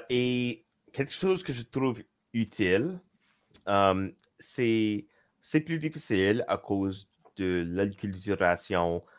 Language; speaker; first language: French; non-native, local second language; English